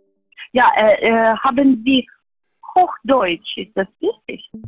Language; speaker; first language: German; non-native, learner; Estonian